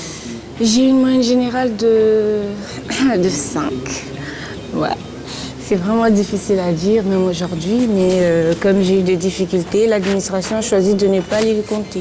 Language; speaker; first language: French; non-native, local second language; Comorian